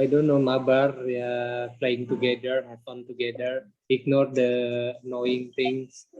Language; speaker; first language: English; non-native, learner; Indonesian